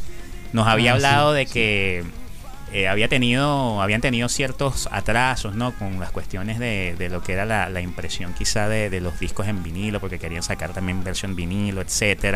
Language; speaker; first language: Spanish; native; Spanish